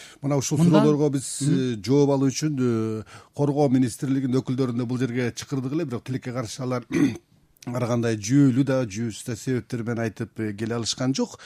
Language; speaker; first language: Kyrgyz; native; Kyrgyz